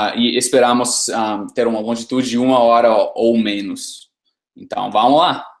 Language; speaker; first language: Portuguese; non-native, fluent; English